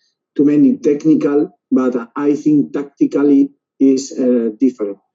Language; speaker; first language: English; non-native, learner; Spanish